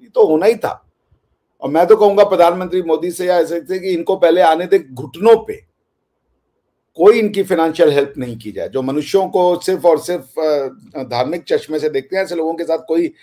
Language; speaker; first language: Hindi; native; Hindi